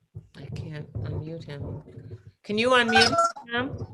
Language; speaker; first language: English; native; English